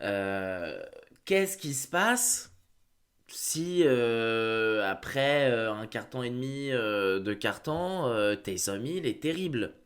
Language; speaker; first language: French; native; French